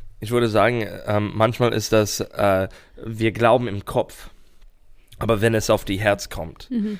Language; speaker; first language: German; non-native, fluent; English